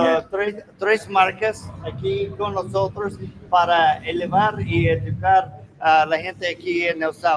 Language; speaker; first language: Spanish; non-native, learner; English